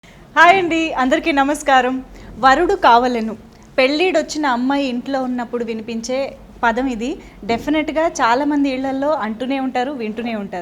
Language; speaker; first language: Telugu; native; Telugu